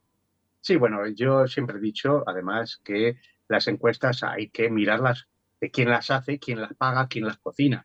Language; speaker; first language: Spanish; native; Spanish